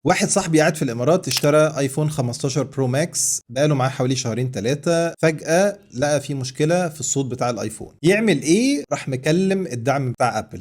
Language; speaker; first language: Arabic; native; Arabic